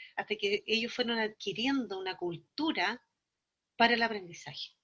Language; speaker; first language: Spanish; native; Spanish